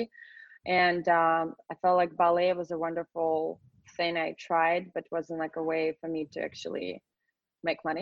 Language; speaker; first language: English; non-native, fluent; Russian